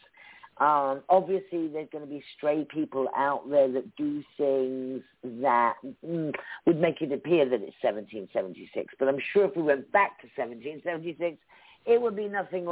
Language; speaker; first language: English; native; English